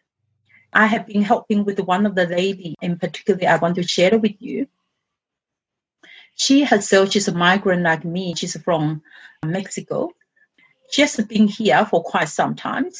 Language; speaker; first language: English; non-native, fluent; Chinese